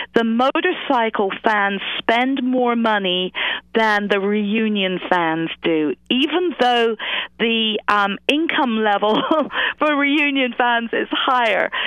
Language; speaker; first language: English; native; English